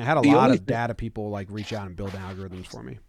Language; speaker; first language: English; native; English